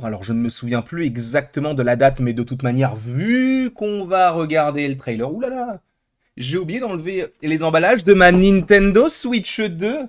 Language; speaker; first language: French; native; French